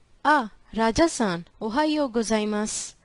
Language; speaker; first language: Japanese; non-native, fluent; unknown